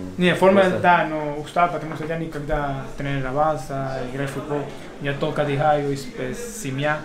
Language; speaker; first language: Russian; non-native, learner; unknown